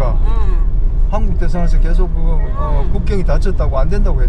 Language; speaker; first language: Korean; native; Korean